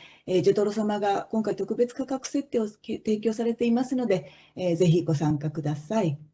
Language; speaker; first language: Japanese; native; Japanese